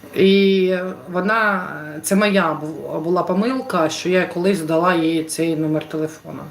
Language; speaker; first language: Ukrainian; non-native, local second language; Russian